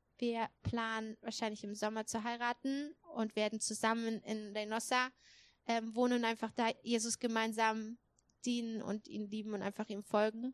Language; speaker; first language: German; native; German